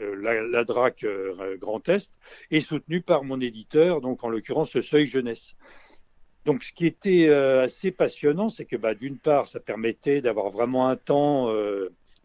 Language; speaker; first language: French; native; French